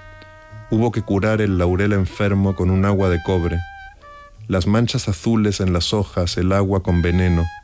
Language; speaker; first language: Spanish; native; Spanish